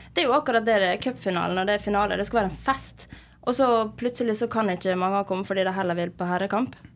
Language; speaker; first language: Norwegian; native; Norwegian